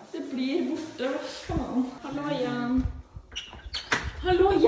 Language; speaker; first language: Norwegian; native; Norwegian